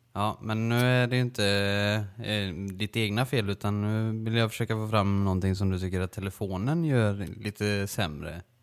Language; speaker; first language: Swedish; native; Swedish